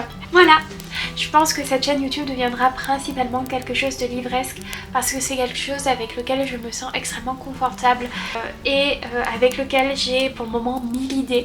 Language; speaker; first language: French; native; French